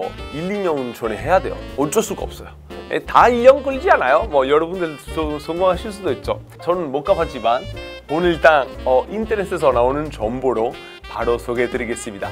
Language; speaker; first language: Korean; non-native, fluent; Italian